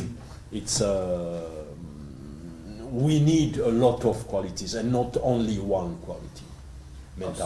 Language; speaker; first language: English; non-native, learner; French